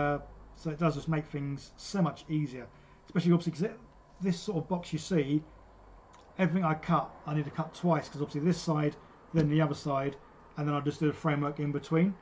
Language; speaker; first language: English; native; English